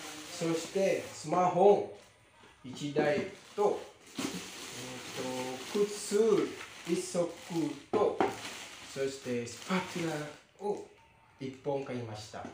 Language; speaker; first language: Japanese; non-native, learner; Indonesian